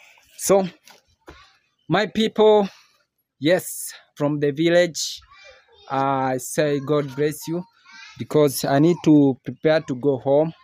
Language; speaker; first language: English; non-native, learner; Swahili